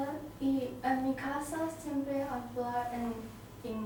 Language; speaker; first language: Spanish; non-native, learner; Chinese